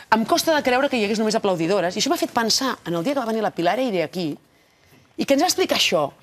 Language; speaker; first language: Catalan; native; Catalan